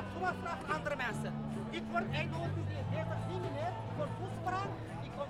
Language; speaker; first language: Dutch; non-native, learner; Uyghur